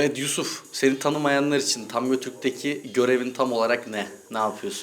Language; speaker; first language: Turkish; native; Turkish